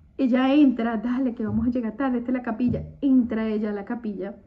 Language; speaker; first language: Spanish; native; Spanish